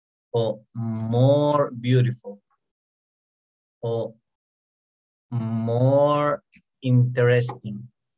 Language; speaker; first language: English; non-native, fluent; Spanish